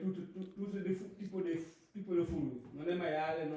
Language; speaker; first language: Italian; non-native, learner; Punjabi